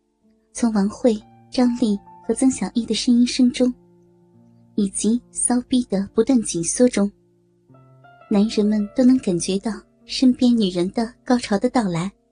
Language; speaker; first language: Chinese; native; Chinese